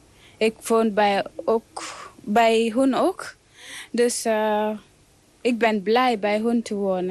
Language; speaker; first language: Dutch; non-native, learner; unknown